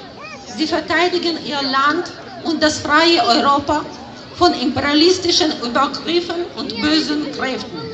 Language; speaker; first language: German; non-native, fluent; Ukrainian